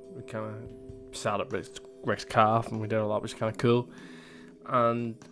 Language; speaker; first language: English; native; English